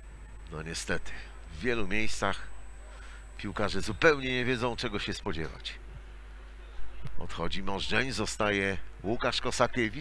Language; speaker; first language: Polish; native; Polish